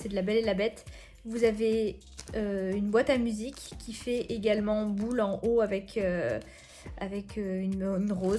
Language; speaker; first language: French; native; French